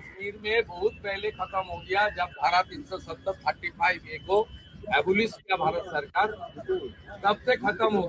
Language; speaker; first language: Hindi; non-native, local second language; Bangla